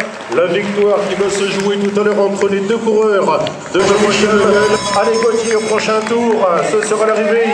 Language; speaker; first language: French; native; French